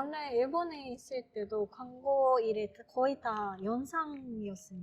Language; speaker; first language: Korean; non-native, fluent; Japanese